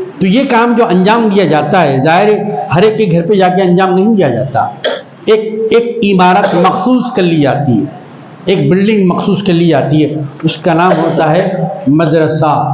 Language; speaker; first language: Urdu; native; Urdu